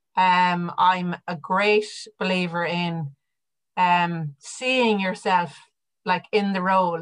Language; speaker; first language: English; native; English